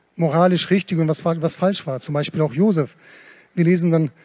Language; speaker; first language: German; early bilingual, other home language; Russian